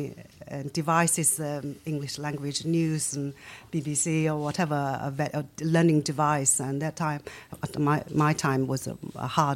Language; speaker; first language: English; non-native, fluent; Chinese